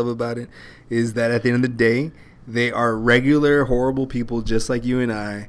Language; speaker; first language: English; native; English